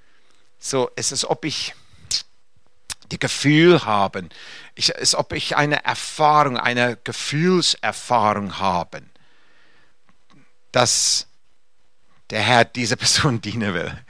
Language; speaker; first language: German; non-native, fluent; English